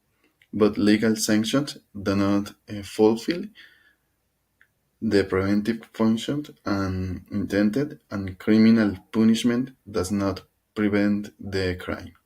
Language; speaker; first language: English; non-native, learner; Spanish